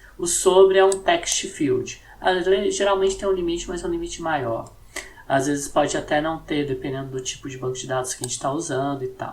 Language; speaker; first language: Portuguese; native; Portuguese